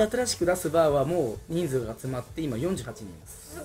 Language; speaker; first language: Japanese; early bilingual, other home language; Spanish